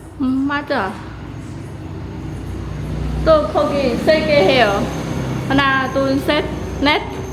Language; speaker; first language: Korean; non-native, learner; Vietnamese